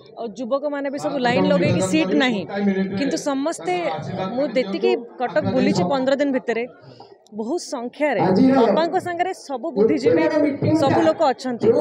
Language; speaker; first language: Odia; non-native, local second language; Urdu